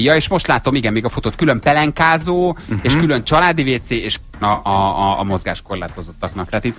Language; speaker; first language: Hungarian; native; Hungarian